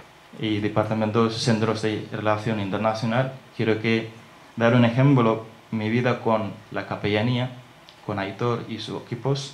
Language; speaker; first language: Spanish; non-native, learner; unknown